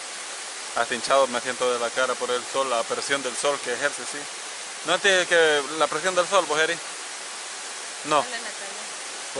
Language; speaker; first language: Spanish; native; Spanish